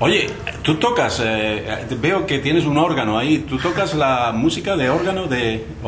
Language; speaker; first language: Spanish; native; Spanish